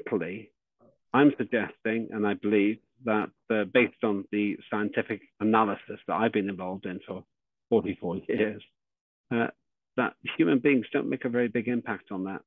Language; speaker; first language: English; native; English